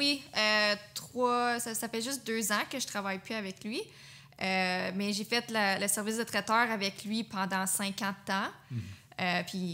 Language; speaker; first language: French; native; French